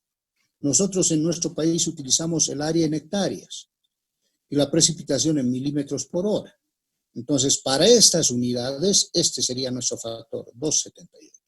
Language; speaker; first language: Spanish; native; Spanish